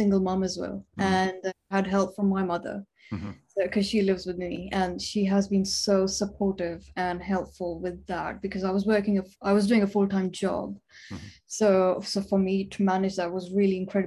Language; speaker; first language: English; non-native, local second language; Urdu